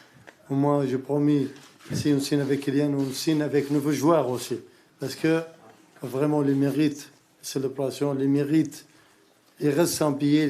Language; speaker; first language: French; non-native, learner; Arabic